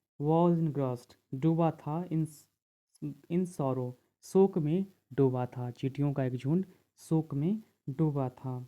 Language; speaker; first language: Hindi; native; Hindi